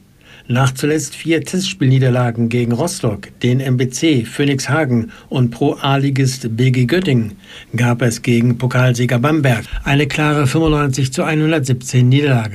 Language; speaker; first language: German; native; German